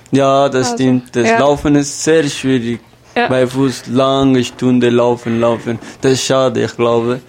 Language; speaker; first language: German; non-native, learner; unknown